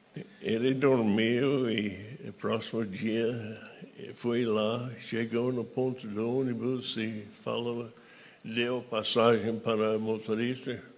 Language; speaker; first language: Portuguese; non-native, fluent; English